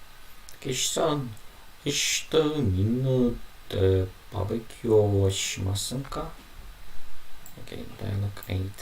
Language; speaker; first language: Japanese; non-native, learner; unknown